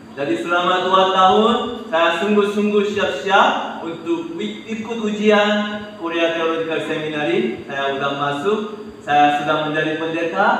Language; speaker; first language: Indonesian; non-native, fluent; Korean